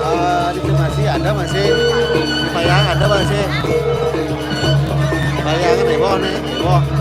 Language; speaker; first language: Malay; non-native, local second language; Balinese